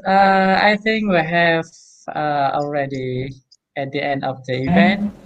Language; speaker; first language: English; non-native, fluent; Indonesian